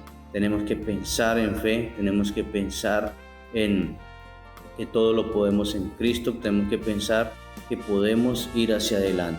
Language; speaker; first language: Spanish; native; Spanish